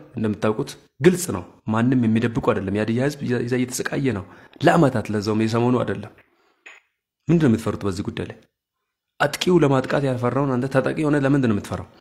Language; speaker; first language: Amharic; non-native, local second language; Hadiyya